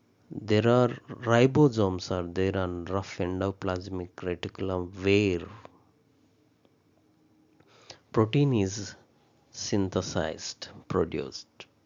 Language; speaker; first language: English; non-native, local second language; Telugu